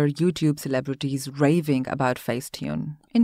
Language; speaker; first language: English; non-native, local second language; Hindi